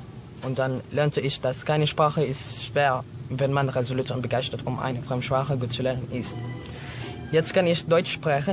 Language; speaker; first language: German; non-native, learner; Filipino